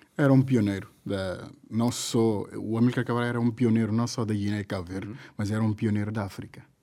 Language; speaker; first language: Portuguese; non-native, local second language; Upper Guinea Crioulo